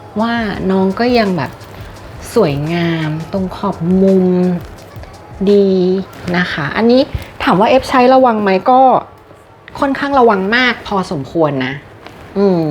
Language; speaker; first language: Thai; native; Thai